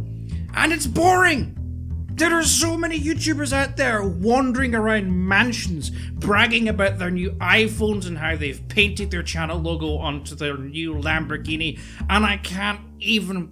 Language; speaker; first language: English; native; English